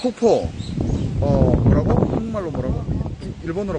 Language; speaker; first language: Korean; native; Korean